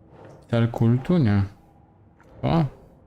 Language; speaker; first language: Polish; native; Polish